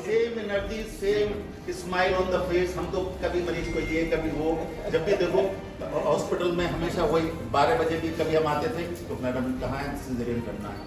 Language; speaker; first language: Hindi; native; Hindi